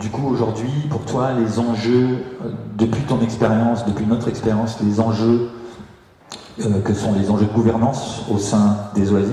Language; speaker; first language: French; native; French